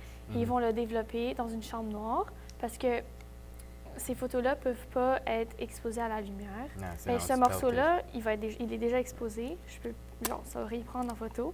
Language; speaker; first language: French; native; French